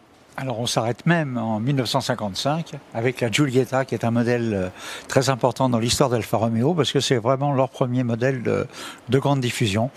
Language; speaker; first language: French; native; French